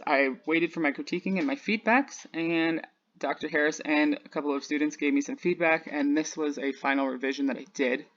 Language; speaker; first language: English; native; English